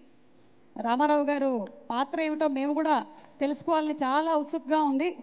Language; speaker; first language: Telugu; native; Telugu